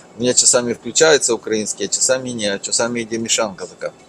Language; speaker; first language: Russian; non-native, local second language; Ukrainian